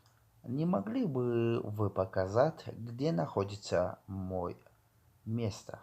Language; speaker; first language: Russian; non-native, local second language; Tajik